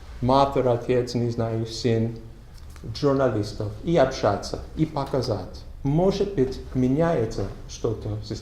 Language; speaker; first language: Russian; non-native, learner; English